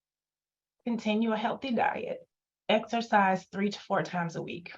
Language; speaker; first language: English; native; English